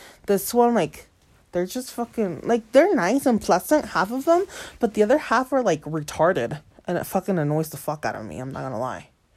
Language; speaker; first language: English; early bilingual, other home language; Spanish